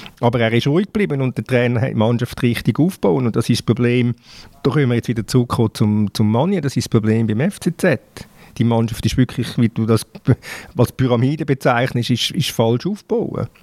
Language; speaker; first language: German; native; German